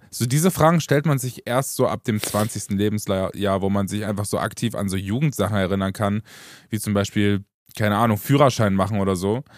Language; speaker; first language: German; early bilingual, other home language; Romanian